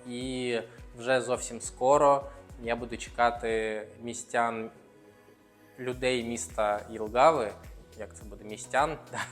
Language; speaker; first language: Ukrainian; non-native, local second language; Russian